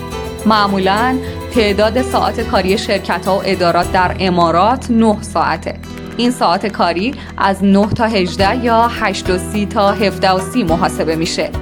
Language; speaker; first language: Persian; native; Persian